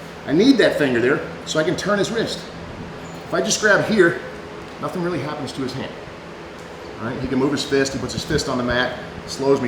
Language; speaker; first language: English; native; English